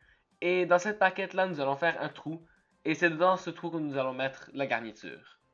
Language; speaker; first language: French; native; French